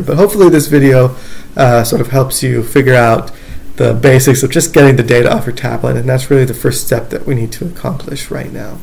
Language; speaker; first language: English; native; English